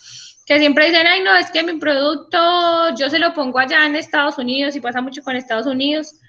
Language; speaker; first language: Spanish; native; Spanish